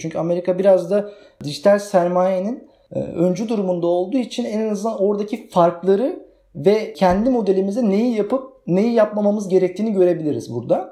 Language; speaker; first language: Turkish; native; Turkish